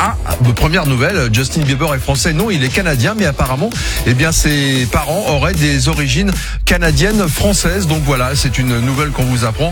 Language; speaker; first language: French; native; French